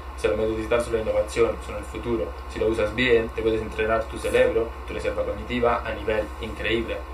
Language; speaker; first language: Spanish; non-native, fluent; Italian